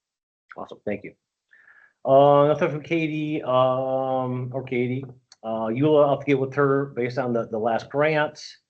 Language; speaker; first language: English; native; English